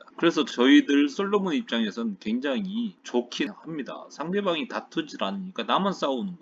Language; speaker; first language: Korean; native; Korean